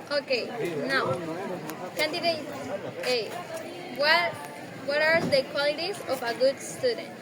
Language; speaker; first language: English; non-native, learner; Spanish